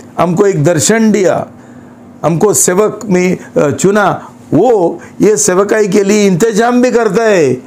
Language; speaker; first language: Hindi; non-native, local second language; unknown